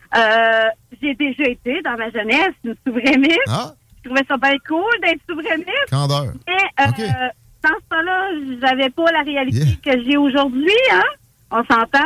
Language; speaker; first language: French; native; French